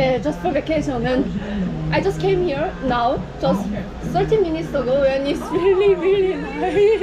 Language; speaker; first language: English; non-native, learner; Korean